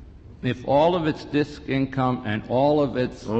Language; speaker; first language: English; native; English